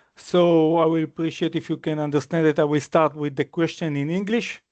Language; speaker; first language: English; non-native, fluent; Hebrew